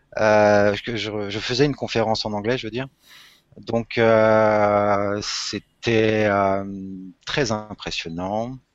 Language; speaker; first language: French; native; French